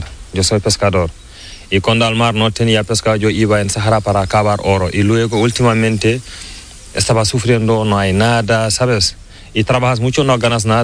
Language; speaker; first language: Spanish; non-native, learner; Fula